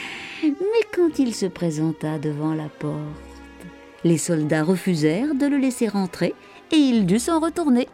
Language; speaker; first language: French; native; French